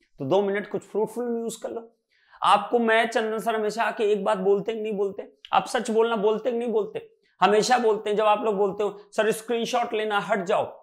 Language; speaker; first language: Hindi; native; Hindi